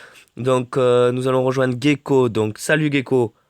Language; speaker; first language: French; native; French